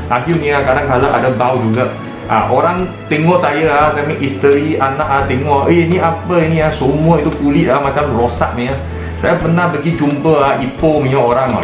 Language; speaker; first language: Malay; non-native, local second language; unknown